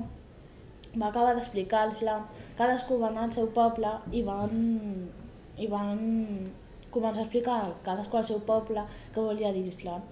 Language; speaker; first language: Catalan; early bilingual, other home language; Arabic